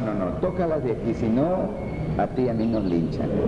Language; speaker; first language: Spanish; native; Spanish